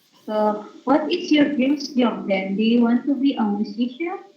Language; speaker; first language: English; non-native, fluent; Indonesian